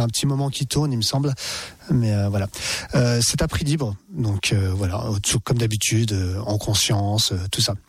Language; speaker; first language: French; native; French